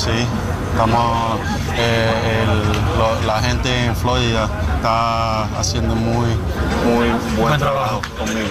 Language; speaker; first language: Spanish; early bilingual, heritage; Spanish